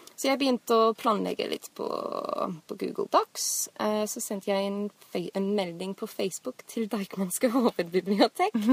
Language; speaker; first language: Norwegian; non-native, fluent; English